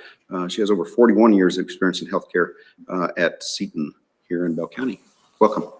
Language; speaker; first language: English; native; English